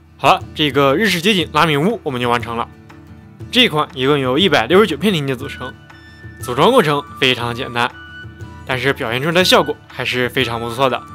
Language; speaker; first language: Chinese; native; Chinese